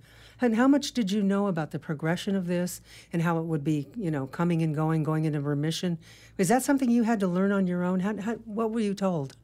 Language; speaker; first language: English; native; English